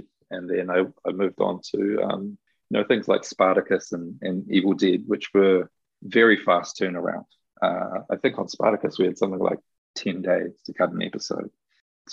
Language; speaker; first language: English; native; English